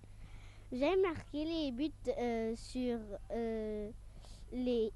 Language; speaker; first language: French; non-native, local second language; Arabic